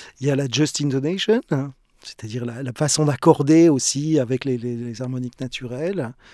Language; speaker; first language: French; native; French